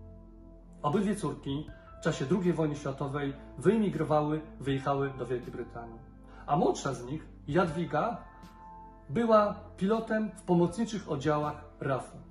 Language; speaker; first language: Polish; native; Polish